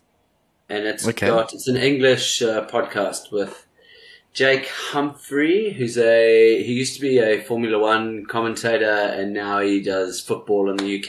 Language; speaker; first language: English; native; English